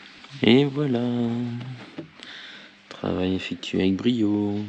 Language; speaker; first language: French; native; French